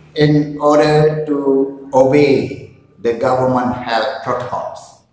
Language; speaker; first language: English; non-native, fluent; Indonesian